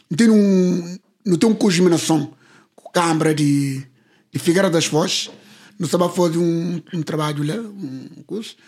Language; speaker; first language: Portuguese; non-native, local second language; Kabuverdianu